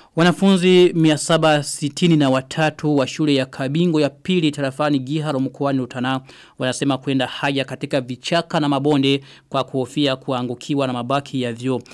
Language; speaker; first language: Swahili; non-native, local second language; Rundi